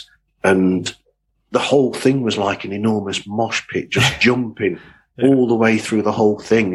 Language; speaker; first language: English; native; English